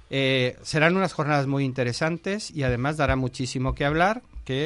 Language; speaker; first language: Spanish; native; Spanish